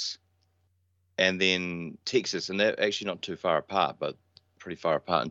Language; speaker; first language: English; native; English